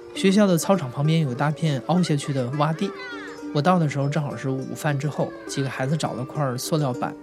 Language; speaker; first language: Chinese; native; Chinese